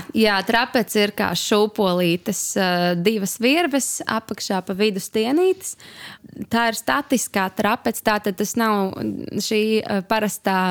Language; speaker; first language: Latvian; native; Latvian